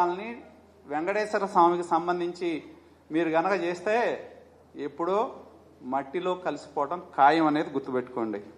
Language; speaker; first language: Telugu; native; Telugu